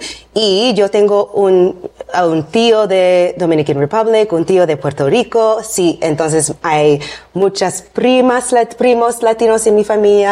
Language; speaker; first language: Spanish; non-native, learner; English